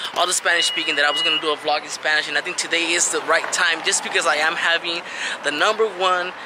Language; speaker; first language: English; early bilingual, other home language; Spanish